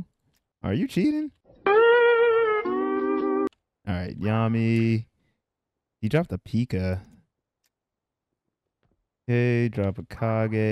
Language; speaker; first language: English; native; English